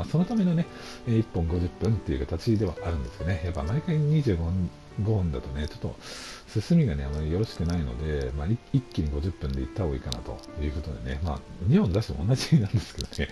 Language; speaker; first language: Japanese; native; Japanese